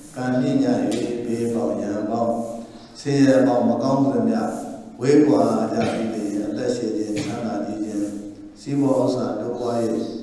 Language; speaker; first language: Burmese; native; Burmese